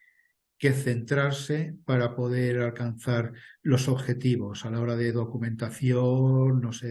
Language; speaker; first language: Spanish; native; Spanish